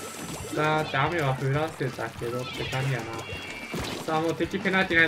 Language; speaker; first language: Japanese; native; Japanese